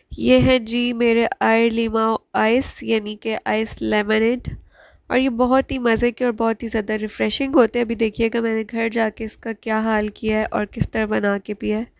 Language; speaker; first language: Urdu; native; Urdu